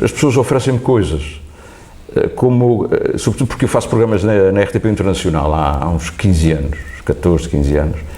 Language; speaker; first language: Portuguese; native; Portuguese